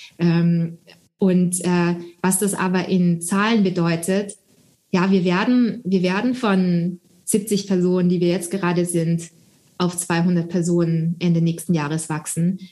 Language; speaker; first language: German; early bilingual, other home language; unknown